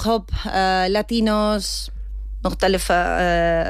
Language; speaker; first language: Arabic; non-native, learner; Spanish